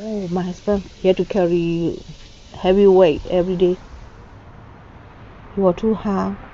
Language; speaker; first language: English; non-native, learner; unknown